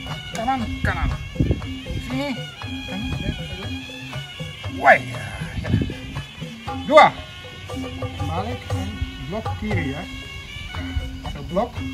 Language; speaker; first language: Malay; non-native, learner; Dutch